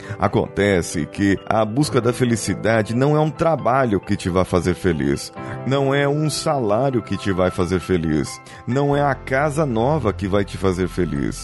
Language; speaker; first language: Portuguese; native; Portuguese